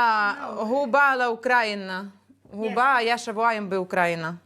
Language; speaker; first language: Hebrew; non-native, fluent; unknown